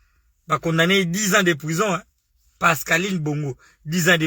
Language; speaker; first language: French; non-native, local second language; Lingala